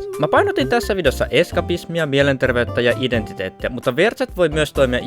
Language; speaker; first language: Finnish; native; Finnish